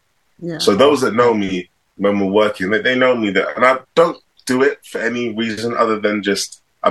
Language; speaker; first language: English; native; English